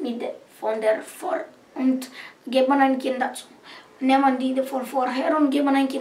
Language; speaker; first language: German; non-native, learner; Romanian